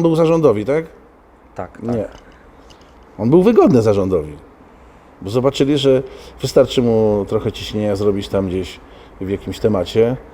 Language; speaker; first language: Polish; native; Polish